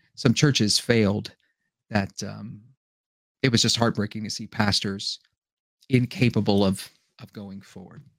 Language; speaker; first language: English; native; English